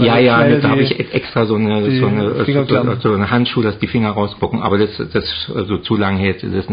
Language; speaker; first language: German; native; German